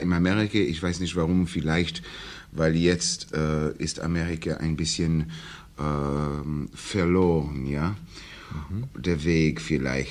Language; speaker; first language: German; non-native, learner; English